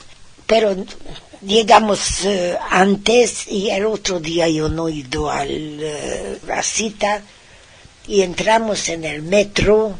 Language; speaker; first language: Spanish; non-native, fluent; Hungarian